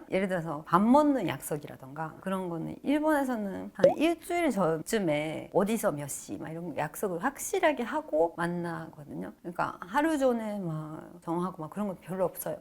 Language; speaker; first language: Korean; non-native, fluent; Japanese